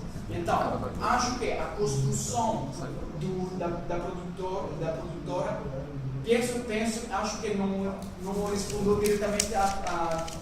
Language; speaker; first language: Portuguese; non-native, learner; French